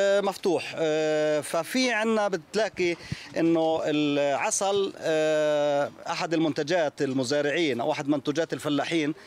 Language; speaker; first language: Arabic; native; Arabic